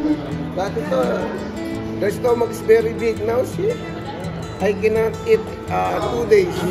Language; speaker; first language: English; non-native, learner; Filipino